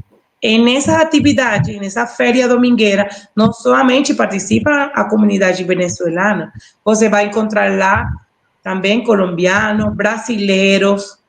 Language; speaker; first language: Portuguese; non-native, learner; Spanish